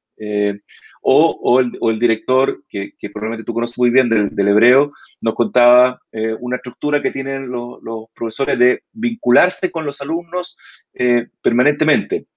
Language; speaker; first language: Spanish; native; Spanish